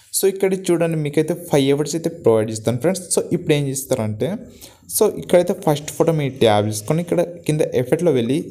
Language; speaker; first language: Telugu; non-native, local second language; Gondi